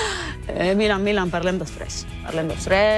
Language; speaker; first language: Catalan; non-native, learner; Spanish